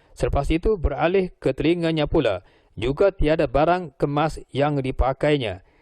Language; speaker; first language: Malay; native; Malay